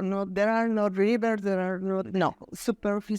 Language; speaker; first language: English; non-native, learner; Spanish